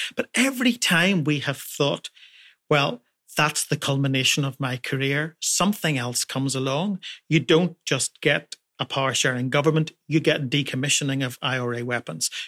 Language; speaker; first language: English; native; English